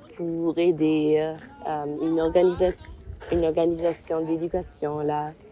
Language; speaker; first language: French; non-native, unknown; German